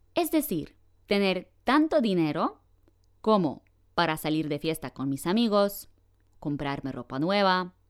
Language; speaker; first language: Spanish; non-native, fluent; Polish